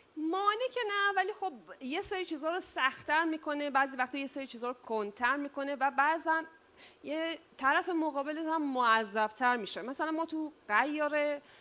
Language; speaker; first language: Persian; non-native, local second language; Azerbaijani